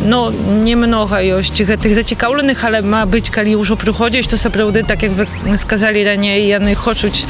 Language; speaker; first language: Polish; non-native, learner; Belarusian